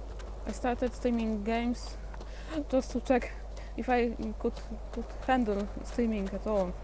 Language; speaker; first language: English; non-native, fluent; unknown